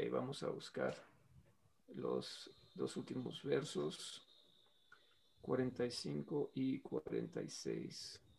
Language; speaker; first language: Spanish; native; Spanish